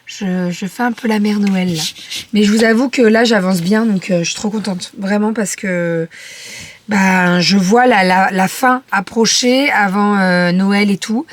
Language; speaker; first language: French; native; French